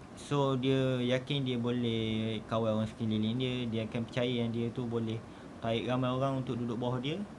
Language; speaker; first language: Malay; native; Malay